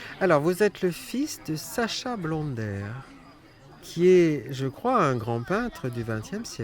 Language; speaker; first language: French; native; French